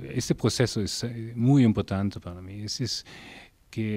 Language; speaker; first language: Spanish; non-native, learner; German